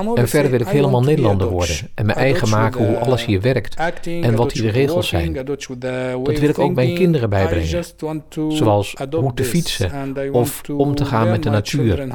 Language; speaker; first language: Dutch; non-native, fluent; Arabic